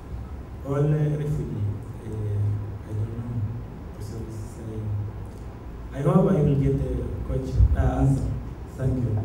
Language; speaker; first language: English; non-native, learner; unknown